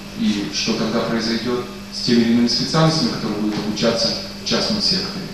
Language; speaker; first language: Russian; native; Russian